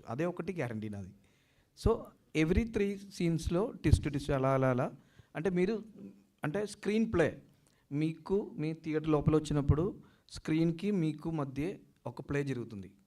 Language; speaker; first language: Telugu; non-native, local second language; Malayalam